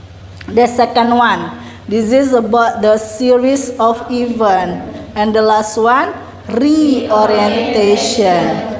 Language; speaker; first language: English; non-native, learner; Indonesian